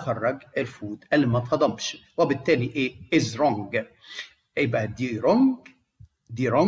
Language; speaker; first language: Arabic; native; Arabic